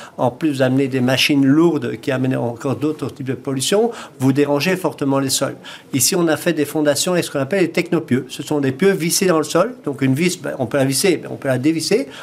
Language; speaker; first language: French; native; French